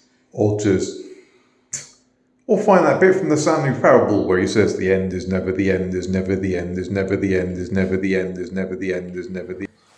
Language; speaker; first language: English; native; English